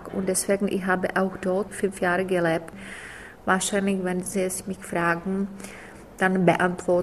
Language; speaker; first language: German; non-native, fluent; Czech